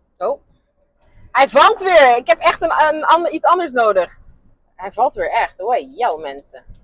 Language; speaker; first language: Dutch; non-native, local second language; Papiamento